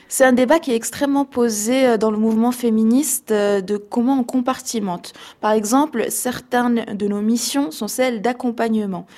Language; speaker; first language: French; non-native, local second language; Arabic